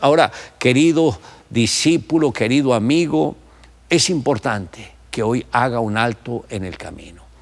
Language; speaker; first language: Spanish; native; Spanish